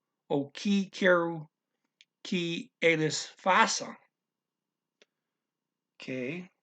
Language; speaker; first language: Portuguese; non-native, learner; English